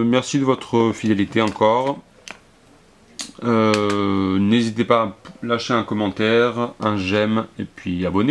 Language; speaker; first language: French; native; French